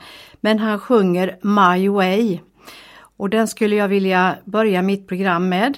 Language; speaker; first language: Swedish; native; Swedish